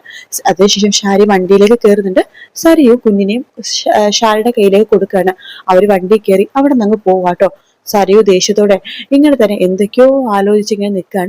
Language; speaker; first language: Malayalam; native; Malayalam